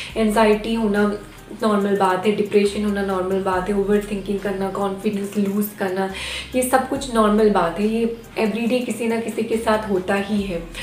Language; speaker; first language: Hindi; non-native, local second language; Bangla